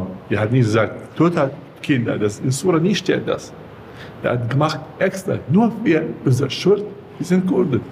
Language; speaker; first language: German; non-native, learner; Kurdish